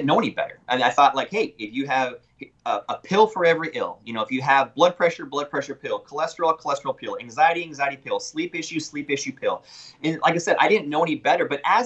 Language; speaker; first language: English; native; English